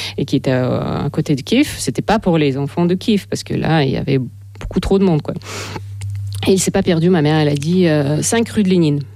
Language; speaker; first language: French; non-native, fluent; Russian